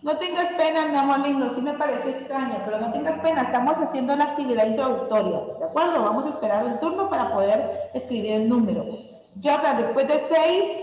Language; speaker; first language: Spanish; native; Spanish